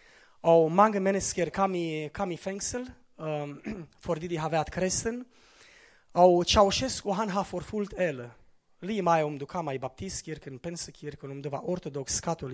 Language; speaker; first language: Norwegian; non-native, fluent; Romanian